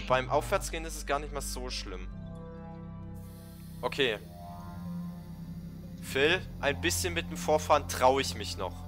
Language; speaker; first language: German; native; German